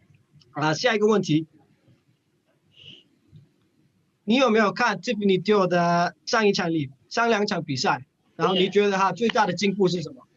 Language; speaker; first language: Chinese; early bilingual, heritage; English